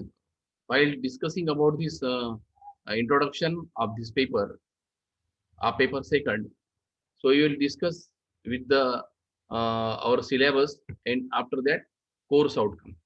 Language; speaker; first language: English; non-native, local second language; Marathi